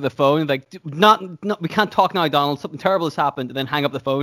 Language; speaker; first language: English; native; English